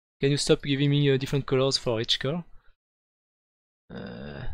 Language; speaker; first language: English; non-native, fluent; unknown